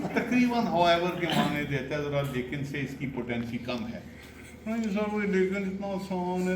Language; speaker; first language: Urdu; non-native, local second language; Punjabi